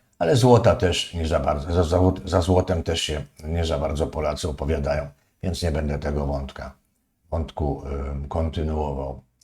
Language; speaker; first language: Polish; native; Polish